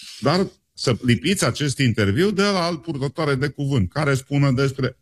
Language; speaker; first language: Romanian; native; Romanian